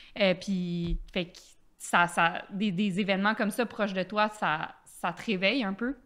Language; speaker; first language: French; native; French